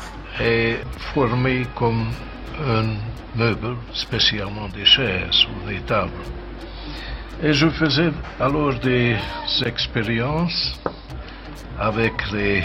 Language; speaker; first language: French; non-native, fluent; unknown